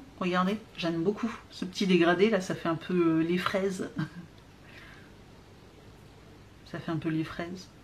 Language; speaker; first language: French; native; French